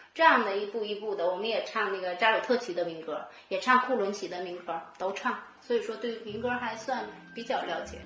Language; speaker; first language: Chinese; native; Chinese